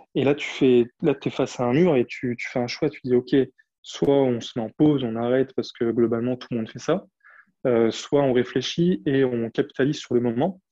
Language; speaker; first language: French; native; French